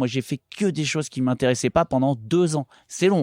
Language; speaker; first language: French; native; French